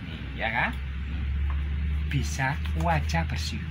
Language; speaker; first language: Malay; non-native, local second language; Javanese